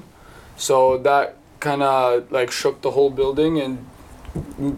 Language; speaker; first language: English; native; English